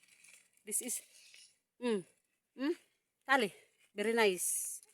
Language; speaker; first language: English; non-native, learner; Filipino